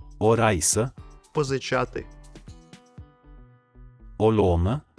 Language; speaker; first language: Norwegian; non-native, fluent; Ukrainian